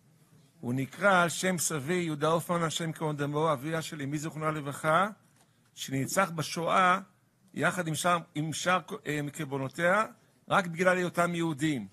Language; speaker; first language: Hebrew; native; Hebrew